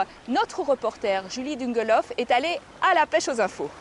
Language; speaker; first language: French; native; French